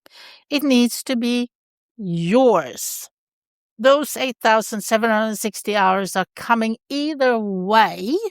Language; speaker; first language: English; non-native, fluent; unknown